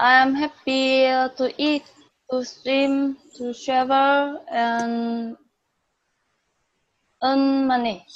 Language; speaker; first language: English; non-native, learner; Vietnamese